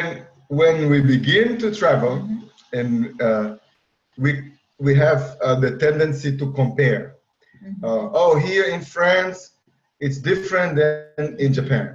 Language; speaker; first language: English; non-native, fluent; Portuguese